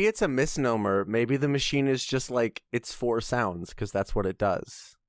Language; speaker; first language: English; native; English